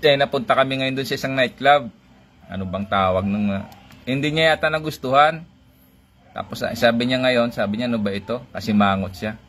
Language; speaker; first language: Filipino; non-native, local second language; Hiligaynon